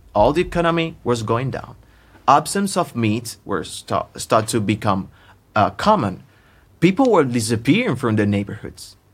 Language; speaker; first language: English; non-native, fluent; Spanish